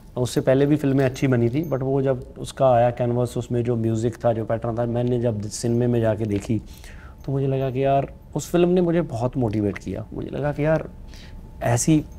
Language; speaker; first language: Hindi; non-native, local second language; Punjabi